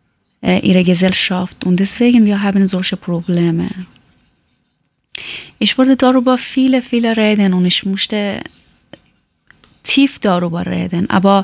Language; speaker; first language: German; non-native, learner; Persian